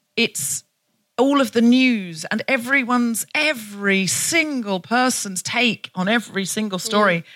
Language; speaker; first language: English; native; English